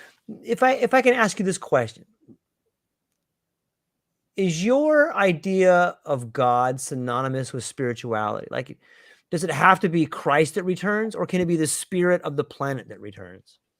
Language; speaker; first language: English; native; English